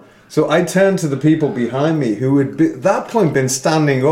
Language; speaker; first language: English; native; English